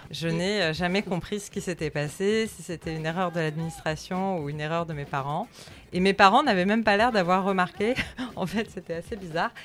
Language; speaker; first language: French; early bilingual, other home language; Arabic